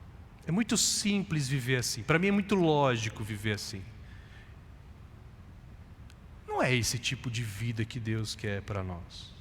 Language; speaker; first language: Portuguese; native; Portuguese